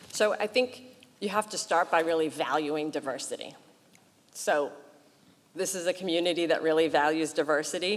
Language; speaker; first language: English; early bilingual, other home language; Portuguese